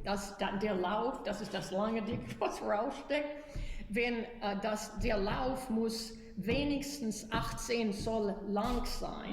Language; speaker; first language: German; early bilingual, heritage; German